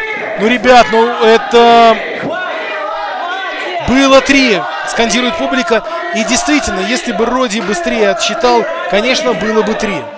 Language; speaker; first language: Russian; native; Russian